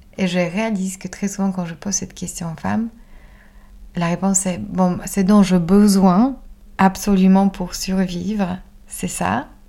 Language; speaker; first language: French; non-native, fluent; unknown